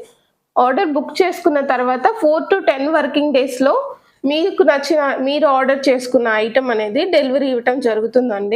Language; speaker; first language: Telugu; native; Telugu